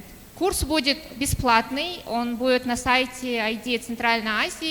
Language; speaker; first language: Russian; non-native, local second language; Kyrgyz